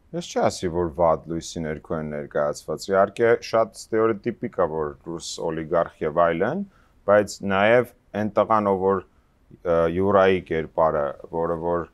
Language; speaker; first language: Armenian; native; Armenian